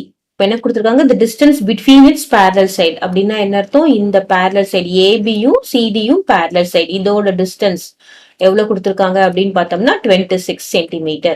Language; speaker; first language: Tamil; native; Tamil